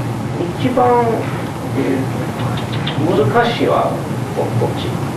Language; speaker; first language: Japanese; non-native, learner; English